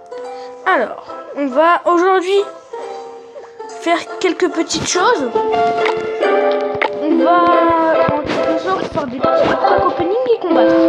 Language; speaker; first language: French; native; French